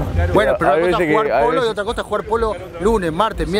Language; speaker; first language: Spanish; native; Spanish